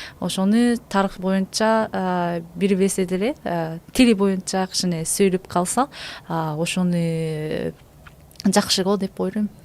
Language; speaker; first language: Kyrgyz; non-native, learner; Japanese